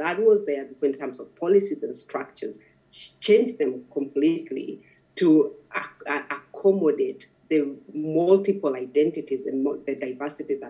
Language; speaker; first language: English; non-native, local second language; Masai